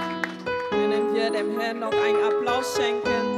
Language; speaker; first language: German; non-native, fluent; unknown